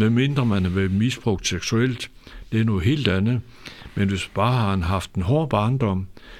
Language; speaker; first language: Danish; native; Danish